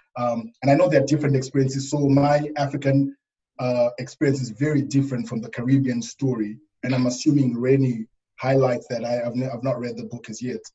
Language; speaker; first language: English; non-native, local second language; Shona